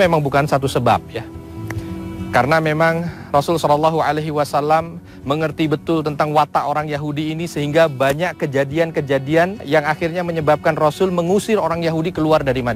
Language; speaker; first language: Indonesian; native; Indonesian